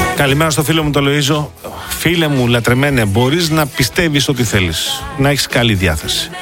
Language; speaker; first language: Greek; native; Greek